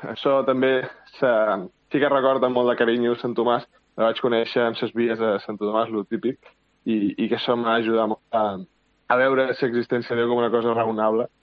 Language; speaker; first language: Catalan; native; Catalan